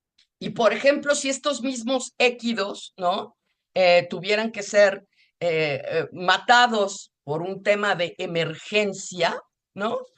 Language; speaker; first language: Spanish; native; Spanish